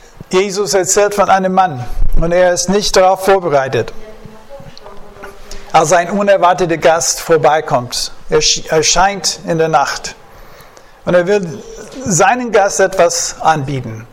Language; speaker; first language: German; non-native, fluent; English